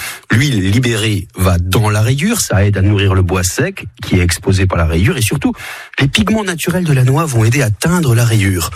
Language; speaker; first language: French; native; French